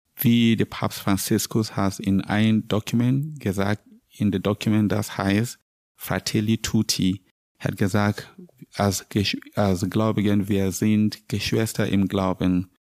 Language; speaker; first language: German; non-native, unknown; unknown